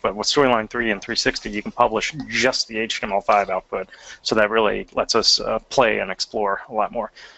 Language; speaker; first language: English; native; English